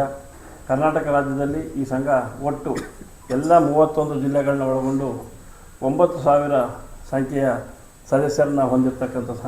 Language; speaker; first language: Kannada; native; Kannada